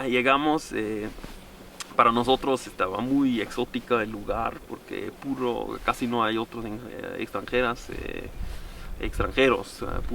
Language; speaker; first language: Spanish; non-native, fluent; German